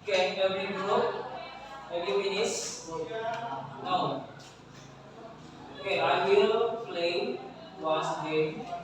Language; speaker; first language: English; non-native, learner; Indonesian